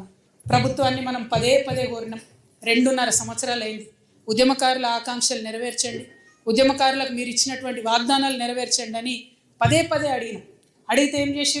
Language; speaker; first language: Telugu; native; Telugu